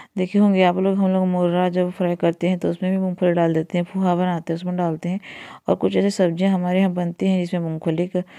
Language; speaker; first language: Hindi; non-native, local second language; Odia